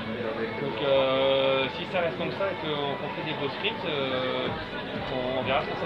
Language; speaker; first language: French; native; French